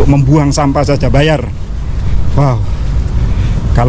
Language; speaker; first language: Indonesian; native; Indonesian